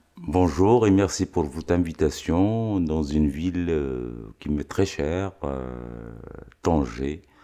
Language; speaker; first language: French; non-native, local second language; Arabic